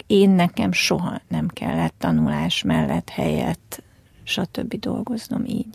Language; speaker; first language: Hungarian; native; Hungarian